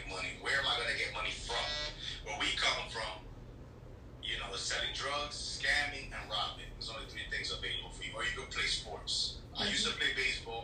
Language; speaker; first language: English; native; English